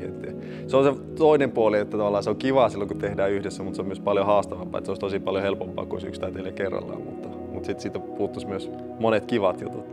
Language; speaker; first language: Finnish; native; Finnish